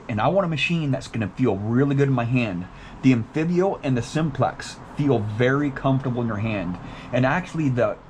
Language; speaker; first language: English; native; English